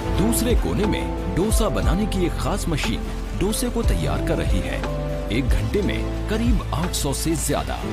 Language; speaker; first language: Hindi; native; Hindi